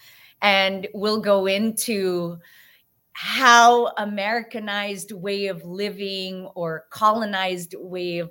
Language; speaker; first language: English; native; English